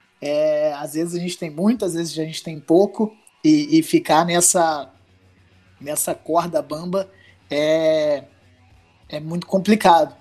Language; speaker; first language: Portuguese; native; Portuguese